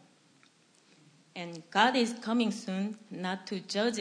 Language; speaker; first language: English; non-native, fluent; Korean